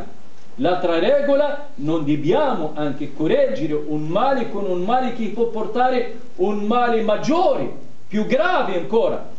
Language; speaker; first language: Italian; non-native, fluent; Arabic